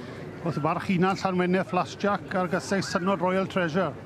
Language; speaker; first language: Welsh; native; Welsh